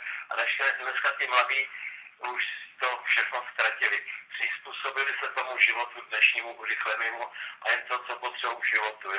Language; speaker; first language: Czech; non-native, local second language; Romany